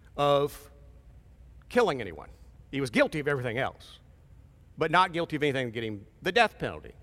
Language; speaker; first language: English; native; English